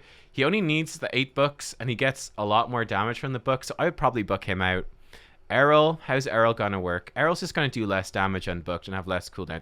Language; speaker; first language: English; native; English